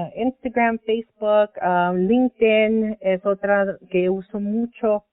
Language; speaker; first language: Spanish; early bilingual, heritage; Spanish